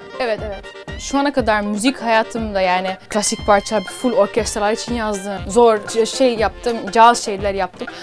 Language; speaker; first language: Turkish; early bilingual, heritage; Turkish